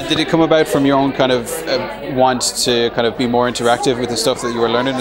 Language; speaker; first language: English; native; English